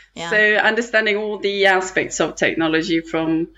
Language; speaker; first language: English; non-native, fluent; Norwegian